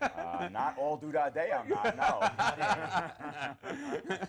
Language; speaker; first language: English; native; English